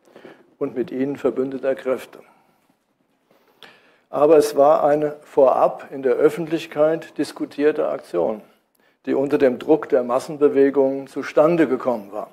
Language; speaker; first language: German; native; German